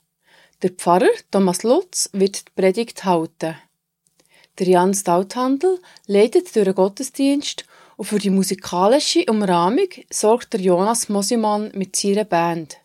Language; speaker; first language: German; native; German